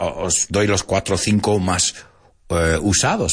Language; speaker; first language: Spanish; non-native, fluent; English